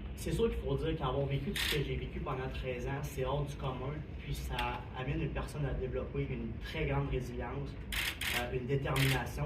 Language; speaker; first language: French; native; French